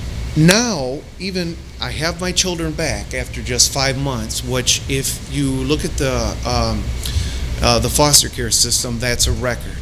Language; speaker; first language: English; native; English